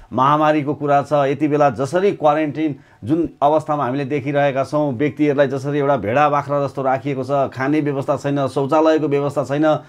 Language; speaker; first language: Nepali; native; Nepali